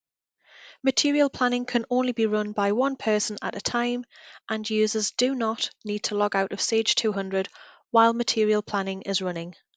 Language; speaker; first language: English; native; English